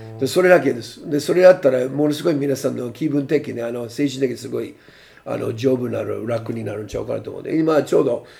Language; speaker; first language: Japanese; non-native, fluent; English